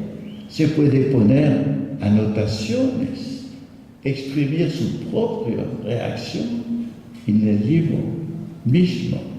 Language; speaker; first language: Spanish; non-native, fluent; French